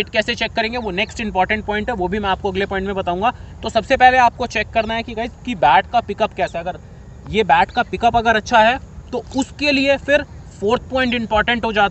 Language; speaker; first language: Hindi; native; Hindi